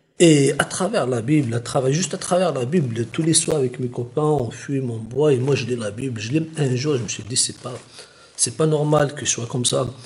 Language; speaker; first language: French; non-native, local second language; Kabyle